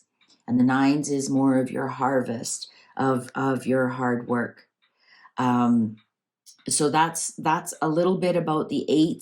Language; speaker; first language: English; native; English